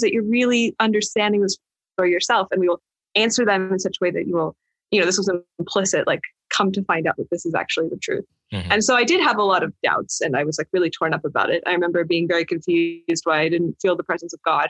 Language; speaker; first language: English; native; English